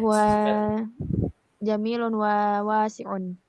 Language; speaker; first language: Arabic; non-native, learner; Indonesian